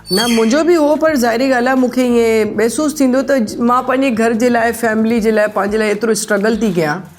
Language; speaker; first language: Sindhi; non-native, local second language; Urdu